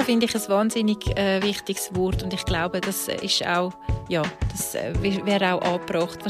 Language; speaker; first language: German; native; German